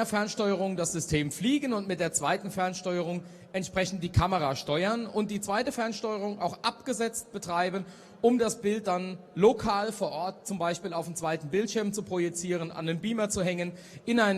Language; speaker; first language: German; native; German